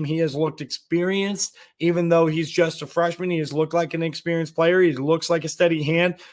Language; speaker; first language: English; native; English